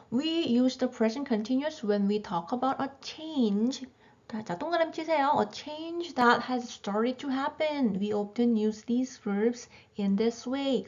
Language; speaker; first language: English; non-native, fluent; Korean